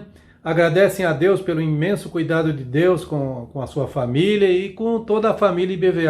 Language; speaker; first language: Portuguese; native; Portuguese